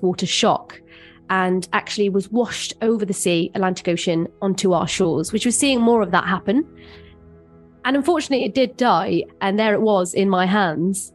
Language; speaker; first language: English; native; English